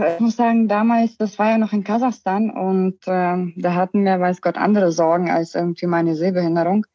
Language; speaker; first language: German; early bilingual, other home language; Russian